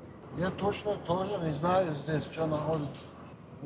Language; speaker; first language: Russian; non-native, local second language; Uzbek